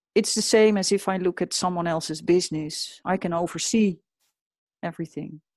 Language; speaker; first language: English; non-native, fluent; Dutch